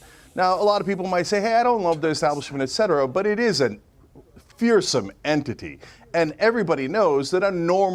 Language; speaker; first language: English; native; English